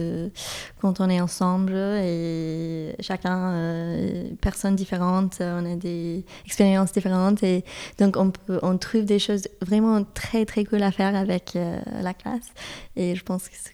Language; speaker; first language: French; non-native, fluent; English